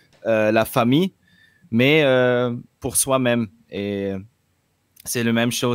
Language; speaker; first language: French; non-native, local second language; German